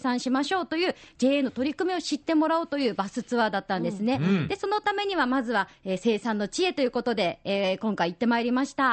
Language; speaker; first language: Japanese; native; Japanese